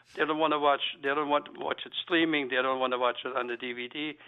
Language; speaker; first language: English; non-native, fluent; German